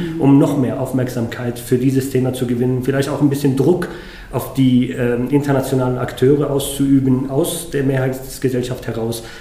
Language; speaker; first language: German; non-native, fluent; Arabic